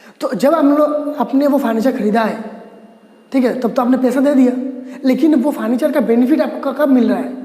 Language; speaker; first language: Hindi; non-native, local second language; Bangla